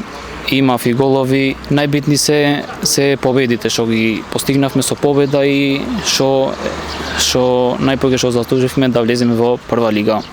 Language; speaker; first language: Macedonian; non-native, local second language; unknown